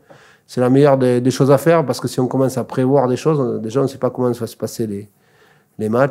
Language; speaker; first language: French; native; French